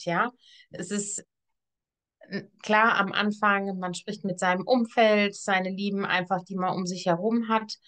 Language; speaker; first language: German; native; German